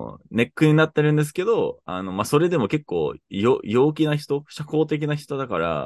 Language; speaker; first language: Japanese; non-native, fluent; English